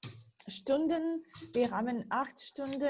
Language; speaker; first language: German; non-native, learner; Serbian